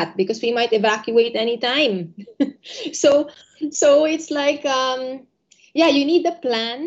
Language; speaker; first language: English; non-native, local second language; Filipino